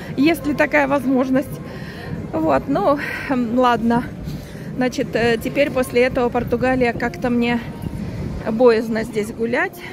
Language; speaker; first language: Russian; native; Russian